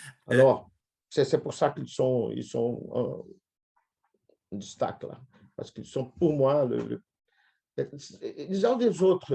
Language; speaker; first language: French; non-native, fluent; Portuguese